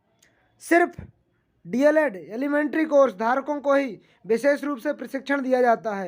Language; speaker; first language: Hindi; native; Hindi